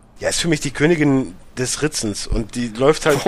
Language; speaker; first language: German; native; German